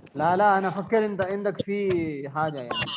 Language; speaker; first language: Arabic; non-native, learner; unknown